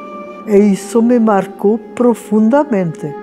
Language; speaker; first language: Portuguese; non-native, fluent; Hungarian